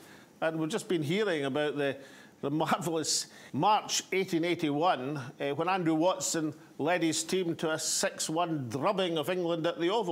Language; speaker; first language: English; native; English